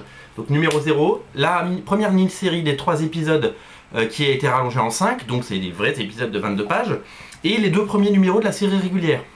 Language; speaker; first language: French; native; French